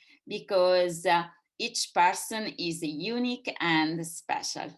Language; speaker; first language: English; non-native, fluent; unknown